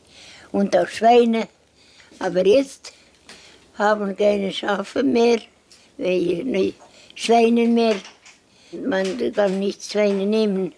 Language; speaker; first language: German; non-native, learner; Estonian